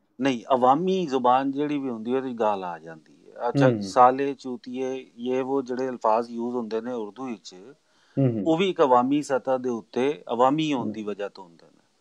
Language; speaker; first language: Punjabi; non-native, local second language; Urdu